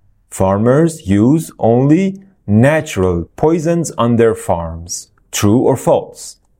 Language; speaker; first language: English; non-native, fluent; Persian